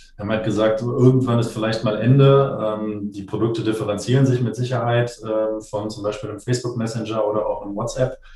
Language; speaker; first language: German; native; German